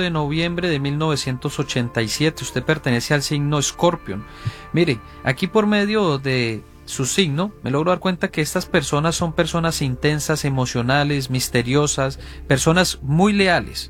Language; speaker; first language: Spanish; native; Spanish